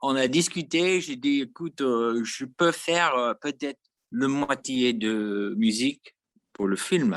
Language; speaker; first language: French; non-native, fluent; English